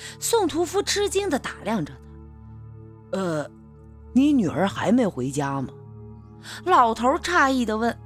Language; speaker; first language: Chinese; native; Chinese